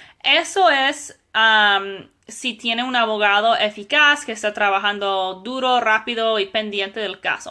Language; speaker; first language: Spanish; non-native, fluent; English